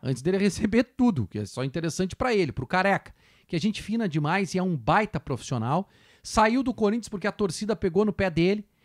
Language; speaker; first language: Portuguese; native; Portuguese